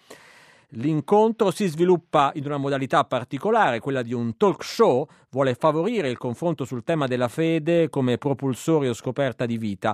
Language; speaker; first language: Italian; native; Italian